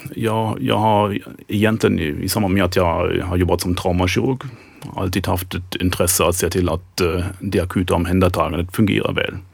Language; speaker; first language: Swedish; non-native, fluent; German